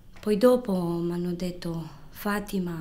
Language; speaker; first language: Italian; non-native, fluent; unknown